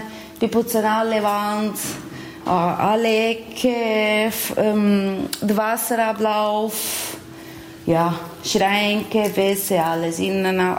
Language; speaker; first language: German; non-native, learner; Portuguese